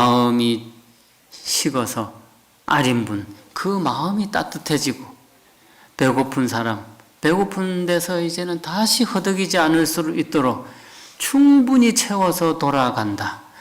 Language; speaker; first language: Korean; native; Korean